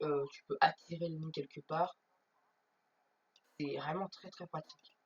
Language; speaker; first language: French; native; French